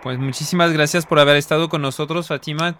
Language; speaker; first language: Spanish; non-native, fluent; French